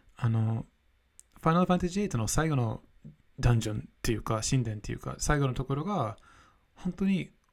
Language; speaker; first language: Japanese; non-native, fluent; English